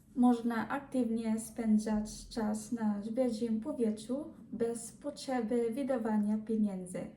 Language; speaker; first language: Polish; non-native, learner; Filipino